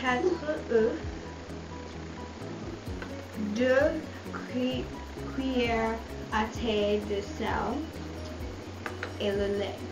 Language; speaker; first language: French; non-native, learner; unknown